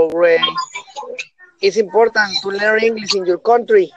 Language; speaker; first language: English; non-native, learner; Spanish